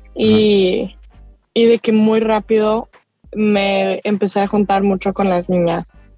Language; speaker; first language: Spanish; early bilingual, other home language; English